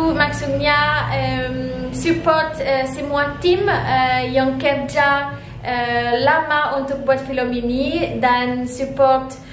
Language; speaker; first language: Indonesian; non-native, learner; French